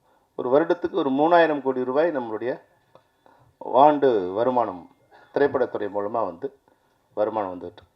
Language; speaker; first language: Tamil; native; Tamil